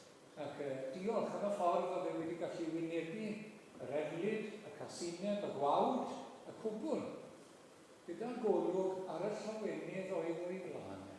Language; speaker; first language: Welsh; native; Welsh